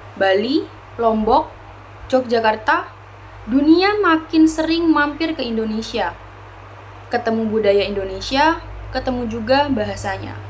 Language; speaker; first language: Indonesian; native; Indonesian